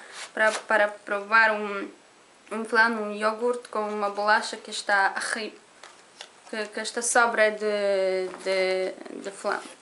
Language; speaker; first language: Portuguese; non-native, learner; Polish